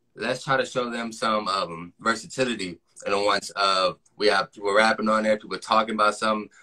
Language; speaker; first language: English; native; English